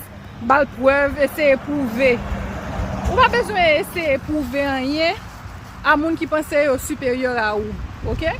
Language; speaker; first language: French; non-native, learner; Haitian Creole